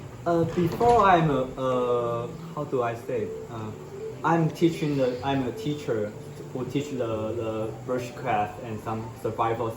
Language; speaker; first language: English; non-native, learner; Chinese